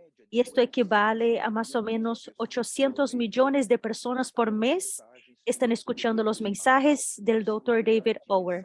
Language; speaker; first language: Spanish; non-native, fluent; Portuguese